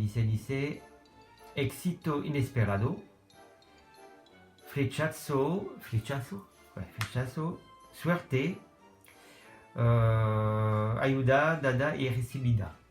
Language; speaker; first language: Spanish; non-native, learner; French